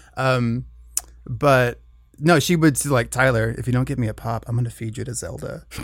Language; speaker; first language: English; native; English